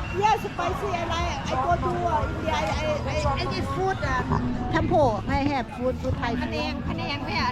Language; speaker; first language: English; non-native, learner; Thai